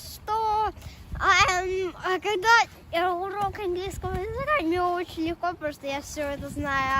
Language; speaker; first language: Russian; early bilingual, heritage; English